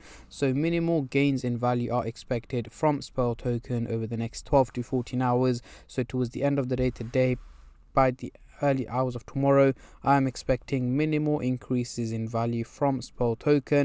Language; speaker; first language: English; native; English